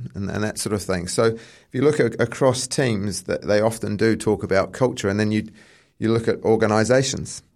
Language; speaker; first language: English; native; English